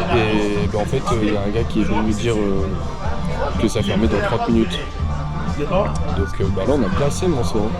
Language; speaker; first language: French; native; French